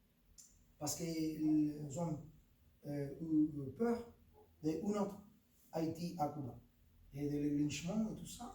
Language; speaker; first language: French; non-native, fluent; Spanish